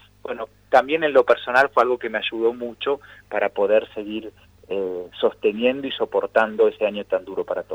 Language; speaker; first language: Spanish; native; Spanish